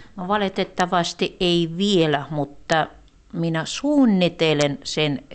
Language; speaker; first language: Finnish; non-native, fluent; Russian